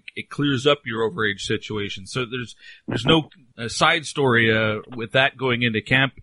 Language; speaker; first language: English; native; English